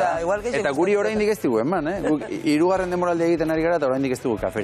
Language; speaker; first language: Basque; native; Basque